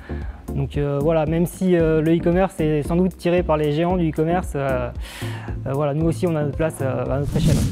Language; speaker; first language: French; native; French